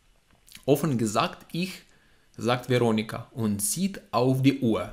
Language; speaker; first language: German; non-native, fluent; Russian